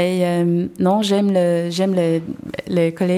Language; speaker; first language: French; non-native, learner; English